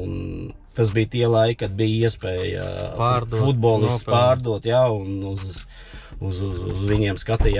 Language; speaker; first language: Latvian; non-native, local second language; Russian